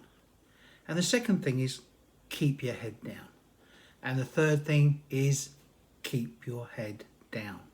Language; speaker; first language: English; native; English